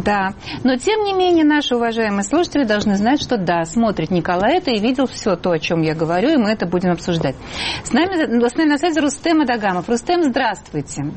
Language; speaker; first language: Russian; native; Russian